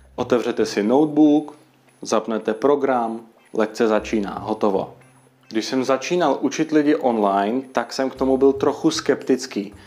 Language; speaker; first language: Czech; native; Czech